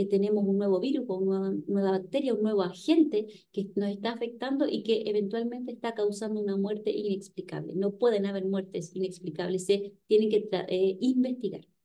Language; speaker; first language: Spanish; native; Spanish